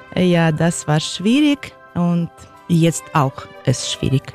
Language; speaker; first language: German; non-native, learner; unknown